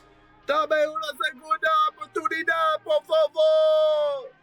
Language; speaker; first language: Spanish; non-native, learner; English